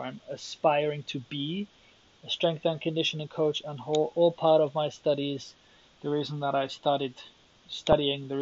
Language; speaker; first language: English; native; English